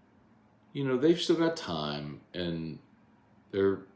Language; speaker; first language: English; native; English